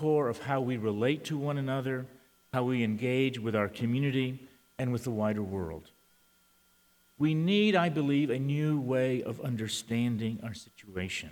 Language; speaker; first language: English; early bilingual, other home language; Spanish